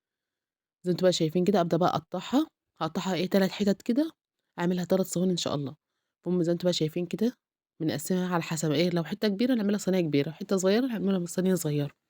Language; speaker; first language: Arabic; native; Arabic